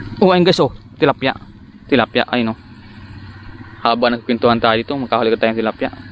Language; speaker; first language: Filipino; native; Filipino